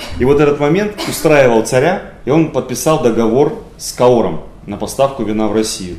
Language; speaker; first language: Russian; native; Russian